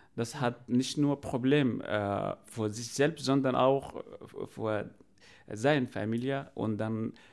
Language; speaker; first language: German; non-native, learner; Arabic